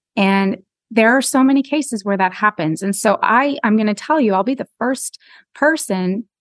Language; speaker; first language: English; native; English